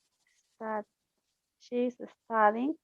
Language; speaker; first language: English; non-native, learner; Spanish